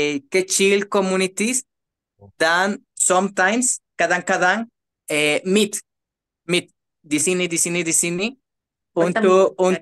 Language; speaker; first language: Indonesian; non-native, learner; Spanish